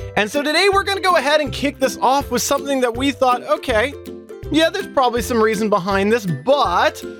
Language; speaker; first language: English; native; English